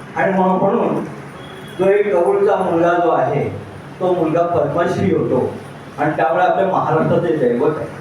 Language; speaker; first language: Marathi; native; Marathi